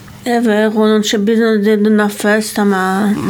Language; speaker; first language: Italian; non-native, learner; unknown